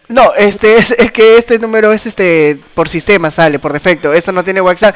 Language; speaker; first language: Spanish; native; Spanish